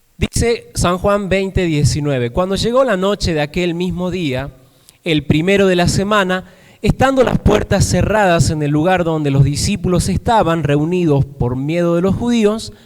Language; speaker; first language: Spanish; native; Spanish